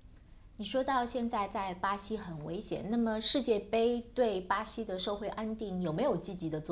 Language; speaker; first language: Chinese; native; Chinese